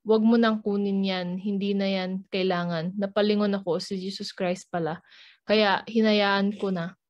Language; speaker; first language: Filipino; native; Filipino